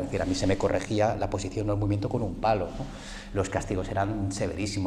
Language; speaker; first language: Spanish; early bilingual, other home language; Korean